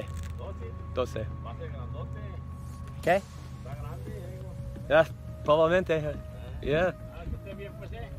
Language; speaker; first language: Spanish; non-native, learner; English